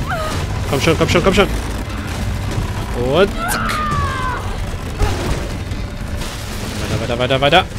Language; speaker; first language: German; native; German